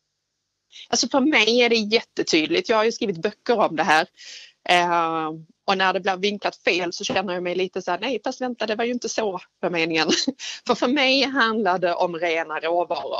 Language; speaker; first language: Swedish; native; Swedish